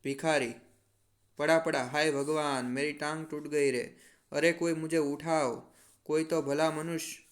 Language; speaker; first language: Hindi; non-native, local second language; Gujarati